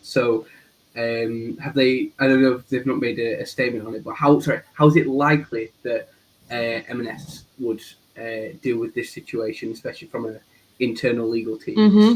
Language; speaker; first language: English; native; English